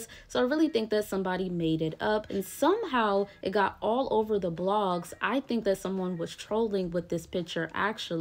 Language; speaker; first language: English; native; English